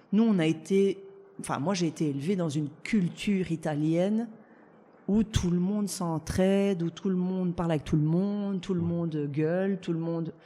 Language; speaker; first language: French; early bilingual, other home language; Italian